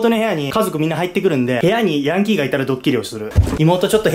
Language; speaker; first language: Japanese; native; Japanese